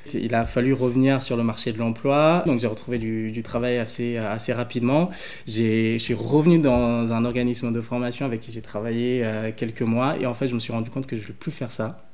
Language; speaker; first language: French; early bilingual, other home language; English